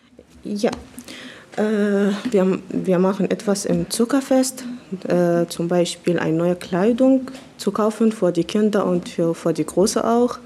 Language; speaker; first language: German; non-native, learner; Arabic